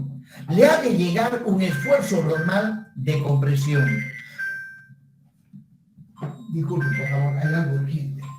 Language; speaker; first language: Spanish; native; Spanish